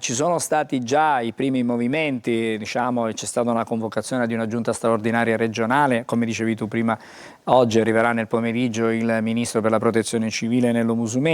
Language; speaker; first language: Italian; native; Italian